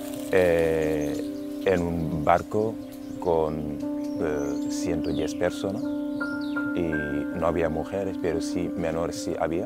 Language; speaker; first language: Spanish; non-native, fluent; Wolof